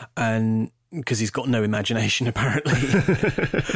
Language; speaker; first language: English; native; English